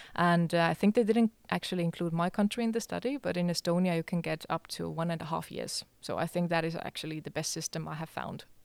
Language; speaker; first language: English; non-native, fluent; Estonian